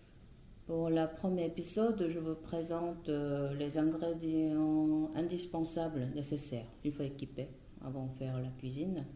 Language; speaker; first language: French; non-native, fluent; Korean